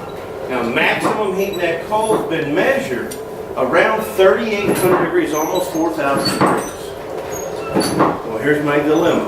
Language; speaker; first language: English; native; English